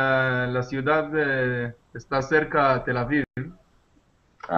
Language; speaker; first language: Spanish; non-native, learner; Hebrew